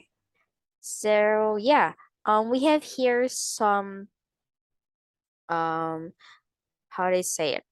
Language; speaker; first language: English; non-native, learner; Vietnamese